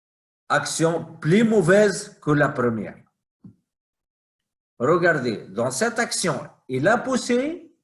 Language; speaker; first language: French; non-native, fluent; Arabic